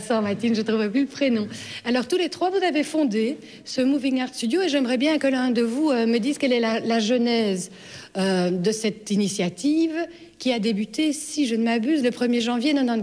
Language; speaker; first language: French; native; French